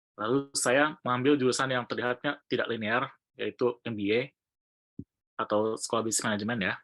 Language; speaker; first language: Indonesian; native; Indonesian